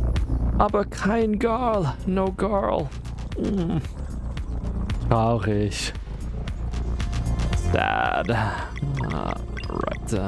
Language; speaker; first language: German; non-native, fluent; English